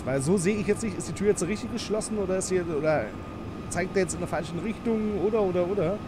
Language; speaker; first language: German; native; German